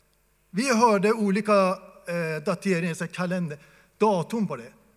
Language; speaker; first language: Swedish; non-native, fluent; Persian